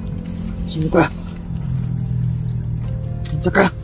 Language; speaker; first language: Filipino; non-native, local second language; Cebuano